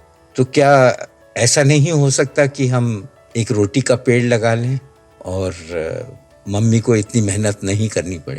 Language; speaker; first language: Hindi; native; Hindi